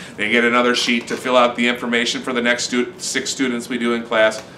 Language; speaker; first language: English; native; English